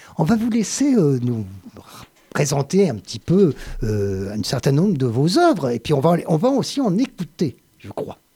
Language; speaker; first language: French; native; French